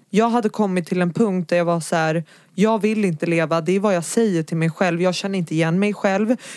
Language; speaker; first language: Swedish; early bilingual, other home language; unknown